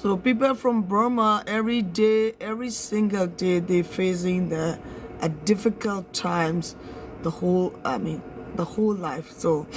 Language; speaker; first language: English; non-native, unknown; Burmese